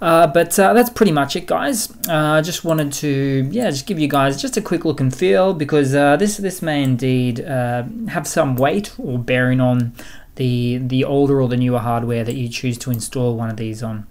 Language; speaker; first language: English; native; English